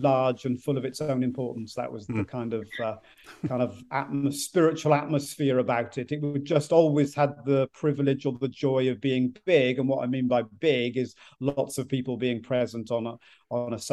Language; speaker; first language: English; native; English